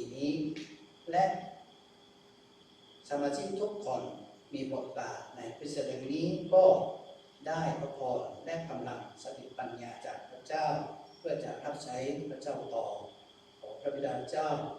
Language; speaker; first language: Thai; non-native, local second language; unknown